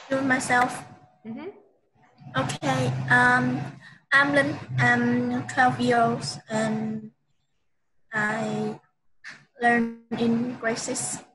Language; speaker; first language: English; non-native, learner; Vietnamese